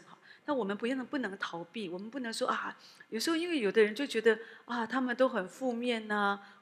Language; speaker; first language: Chinese; native; Chinese